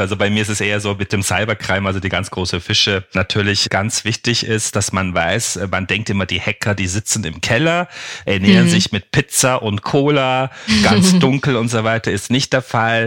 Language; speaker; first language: German; non-native, fluent; Turkish